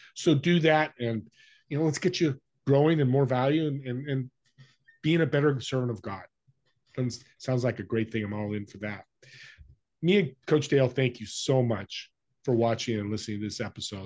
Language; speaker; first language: English; native; English